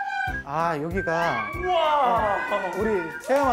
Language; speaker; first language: Korean; native; Korean